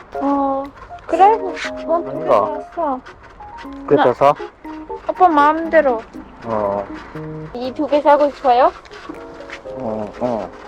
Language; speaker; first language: Korean; non-native, learner; Khmer